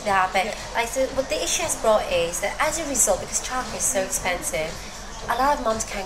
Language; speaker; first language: English; non-native, fluent; Greek